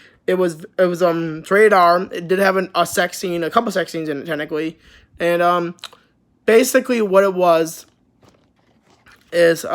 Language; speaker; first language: English; native; English